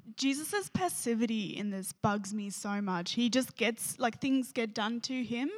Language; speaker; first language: English; native; English